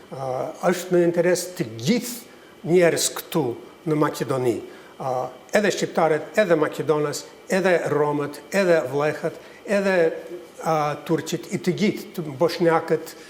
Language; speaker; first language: Albanian; non-native, fluent; English